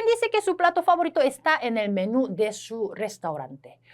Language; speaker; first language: Spanish; non-native, fluent; Korean